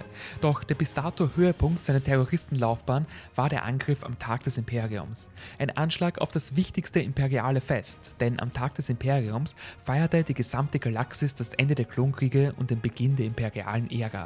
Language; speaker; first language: German; native; German